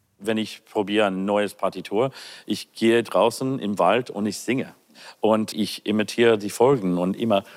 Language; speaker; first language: German; non-native, fluent; English